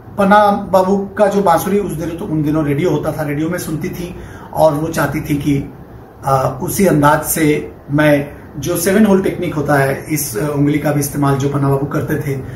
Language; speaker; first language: Hindi; non-native, local second language; Bangla